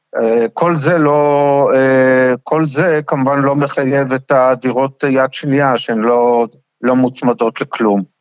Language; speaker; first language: Hebrew; native; Hebrew